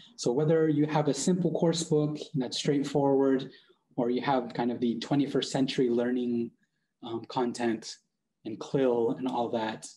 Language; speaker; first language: English; native; English